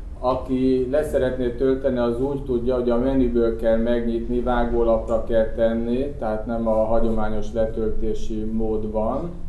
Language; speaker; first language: Hungarian; native; Hungarian